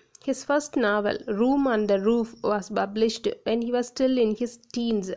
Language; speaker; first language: English; non-native, local second language; Tamil